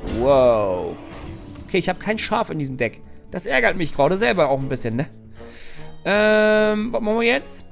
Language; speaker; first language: German; native; German